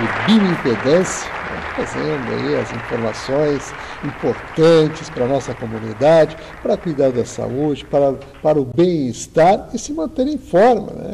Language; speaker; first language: Portuguese; native; Portuguese